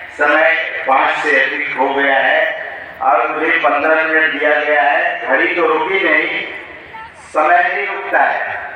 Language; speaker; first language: Hindi; native; Hindi